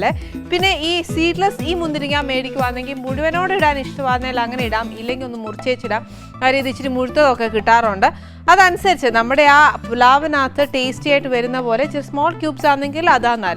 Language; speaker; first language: Malayalam; native; Malayalam